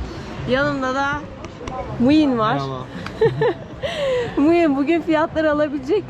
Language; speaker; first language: Turkish; native; Turkish